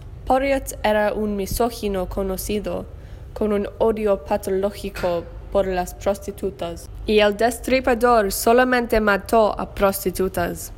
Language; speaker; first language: Spanish; non-native, learner; English